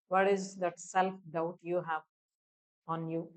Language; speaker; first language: English; non-native, local second language; Telugu